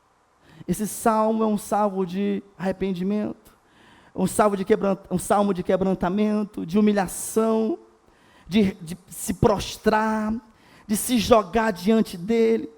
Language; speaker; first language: Portuguese; native; Portuguese